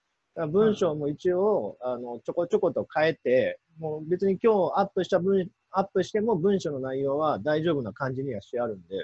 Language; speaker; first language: Japanese; native; Japanese